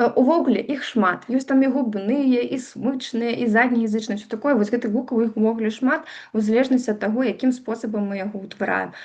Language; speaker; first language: Belarusian; native; Belarusian